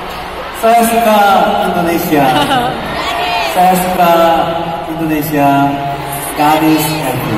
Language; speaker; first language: Indonesian; non-native, learner; Korean